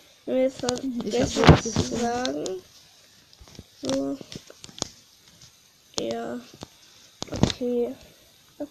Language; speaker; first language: German; native; German